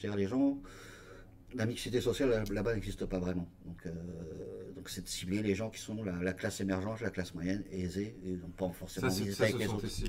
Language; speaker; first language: French; native; French